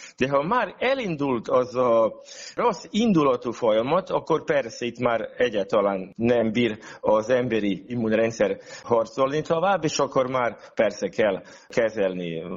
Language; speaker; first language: Hungarian; non-native, local second language; Serbian